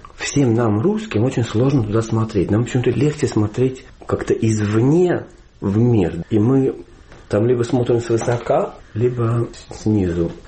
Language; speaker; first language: Russian; native; Russian